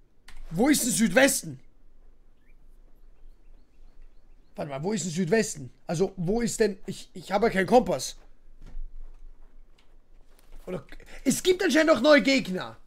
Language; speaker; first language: German; native; German